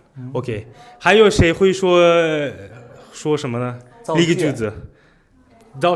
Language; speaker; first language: Chinese; non-native, fluent; Uzbek